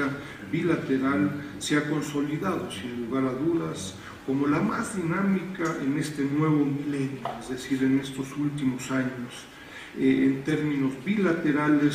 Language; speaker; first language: Spanish; native; Spanish